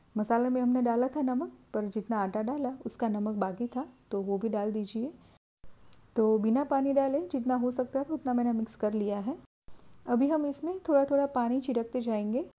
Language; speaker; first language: Hindi; non-native, local second language; Gujarati